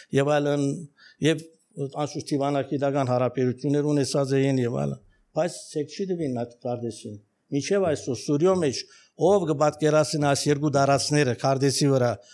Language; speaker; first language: Armenian; early bilingual, heritage; Armenian